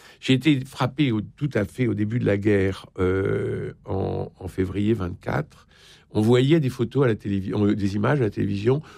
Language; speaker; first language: French; native; French